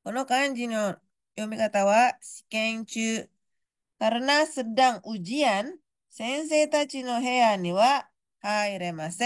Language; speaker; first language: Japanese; non-native, fluent; Indonesian